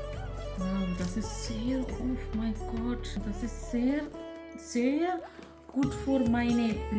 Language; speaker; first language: German; non-native, learner; Malayalam